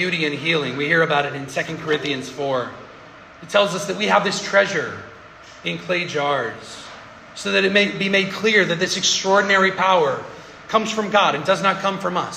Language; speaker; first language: English; native; English